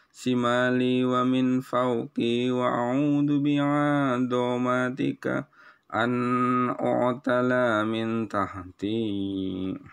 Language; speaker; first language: Arabic; non-native, learner; Indonesian